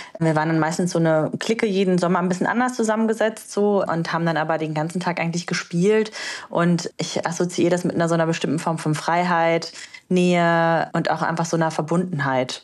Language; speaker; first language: German; early bilingual, other home language; Romanian